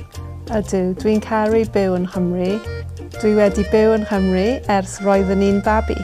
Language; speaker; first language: Welsh; non-native, local second language; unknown